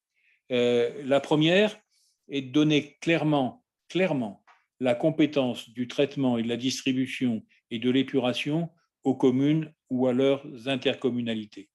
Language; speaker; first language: French; native; French